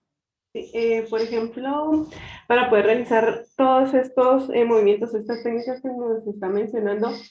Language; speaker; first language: Spanish; native; Spanish